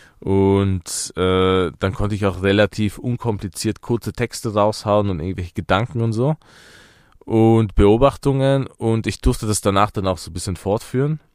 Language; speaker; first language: German; early bilingual, other home language; Persian